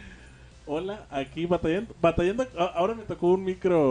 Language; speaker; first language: Spanish; native; Spanish